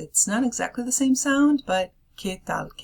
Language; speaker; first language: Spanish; non-native, fluent; English